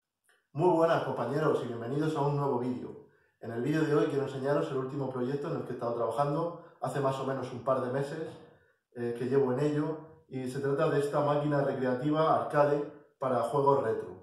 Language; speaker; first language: Spanish; native; Spanish